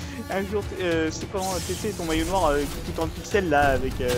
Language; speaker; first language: French; native; French